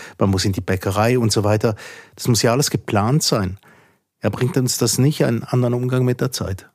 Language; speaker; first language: German; native; German